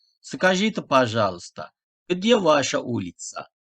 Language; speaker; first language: Russian; non-native, fluent; Turkish